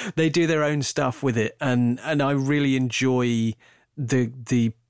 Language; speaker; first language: English; native; English